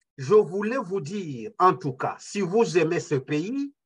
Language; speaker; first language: French; non-native, local second language; Kinyarwanda